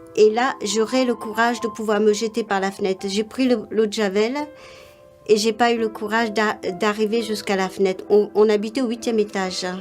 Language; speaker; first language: French; non-native, local second language; Morisyen